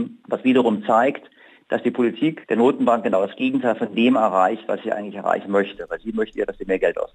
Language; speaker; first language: German; native; German